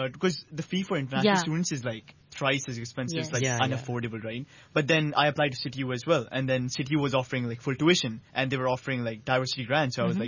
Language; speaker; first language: English; non-native, local second language; Urdu